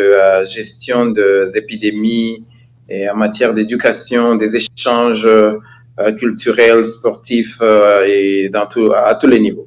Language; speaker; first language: French; non-native, local second language; Kinyarwanda